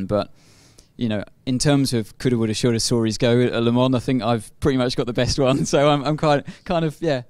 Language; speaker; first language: English; native; English